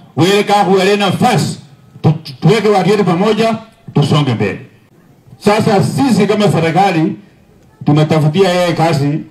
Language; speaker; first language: Swahili; non-native, local second language; Luyia